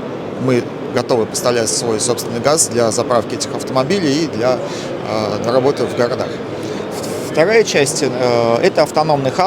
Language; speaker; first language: Russian; native; Russian